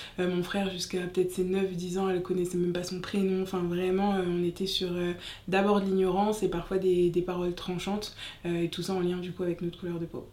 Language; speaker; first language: French; native; French